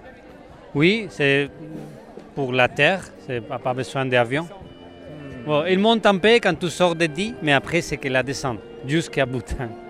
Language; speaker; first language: French; non-native, learner; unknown